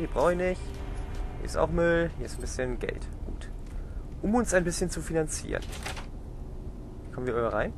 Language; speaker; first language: German; native; German